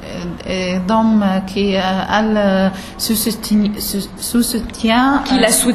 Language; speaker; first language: French; non-native, learner; Arabic